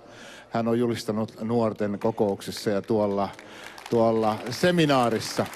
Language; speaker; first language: Finnish; native; Finnish